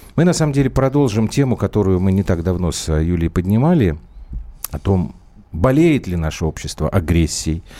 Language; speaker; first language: Russian; native; Russian